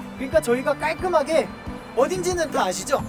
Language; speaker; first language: Korean; native; Korean